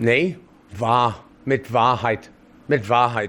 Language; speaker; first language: German; non-native, learner; English